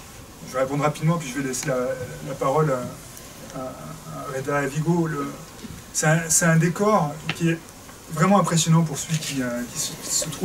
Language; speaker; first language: French; native; French